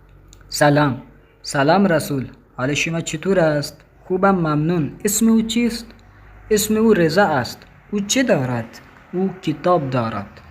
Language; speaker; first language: Persian; non-native, fluent; Urdu